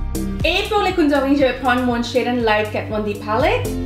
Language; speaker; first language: French; non-native, fluent; Hindi